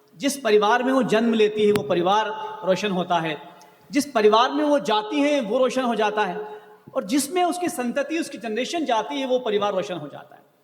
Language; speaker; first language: Hindi; native; Hindi